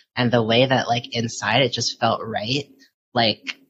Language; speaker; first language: English; early bilingual, other home language; Filipino